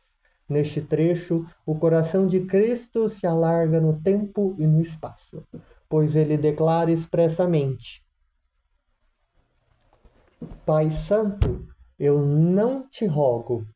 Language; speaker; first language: Portuguese; native; Portuguese